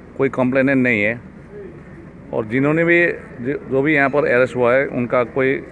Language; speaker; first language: Hindi; non-native, local second language; Nepali